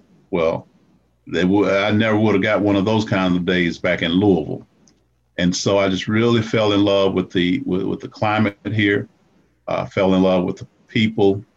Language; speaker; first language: English; native; English